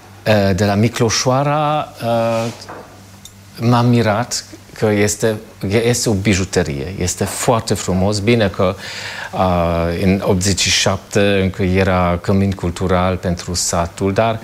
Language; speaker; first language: Romanian; non-native, fluent; German